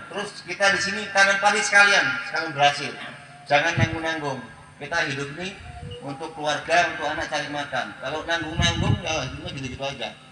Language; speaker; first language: Indonesian; native; Indonesian